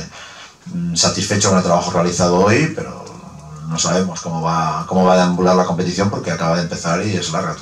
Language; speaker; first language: Spanish; native; Spanish